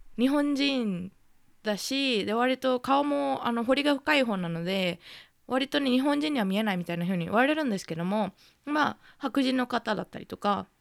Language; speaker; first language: Japanese; native; Japanese